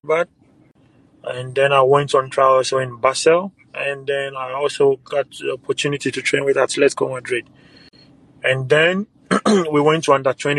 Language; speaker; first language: English; non-native, local second language; Ga